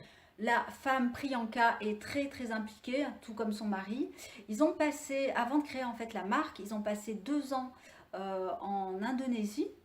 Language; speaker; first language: French; native; French